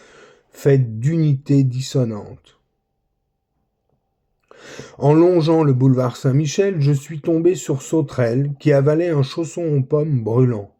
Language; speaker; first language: French; native; French